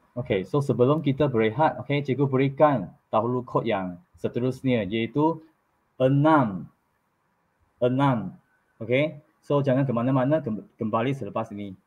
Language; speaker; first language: Malay; non-native, local second language; Chinese